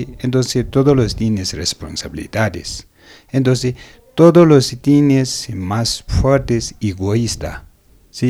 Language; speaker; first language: Spanish; non-native, learner; Tibetan